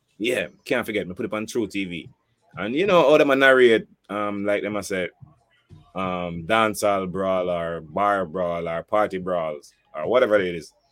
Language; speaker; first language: English; native; English